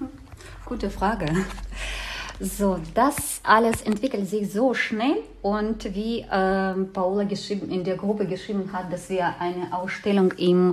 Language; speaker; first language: German; non-native, learner; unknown